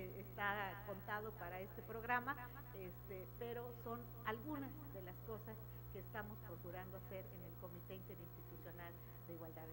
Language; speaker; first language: Spanish; native; Spanish